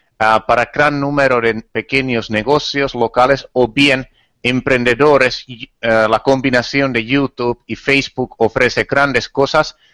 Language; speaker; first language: Spanish; non-native, fluent; Finnish